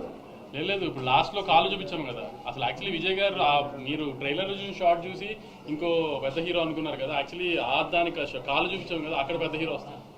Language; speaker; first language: Telugu; native; Telugu